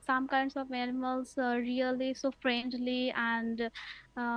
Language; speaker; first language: English; non-native, learner; Bangla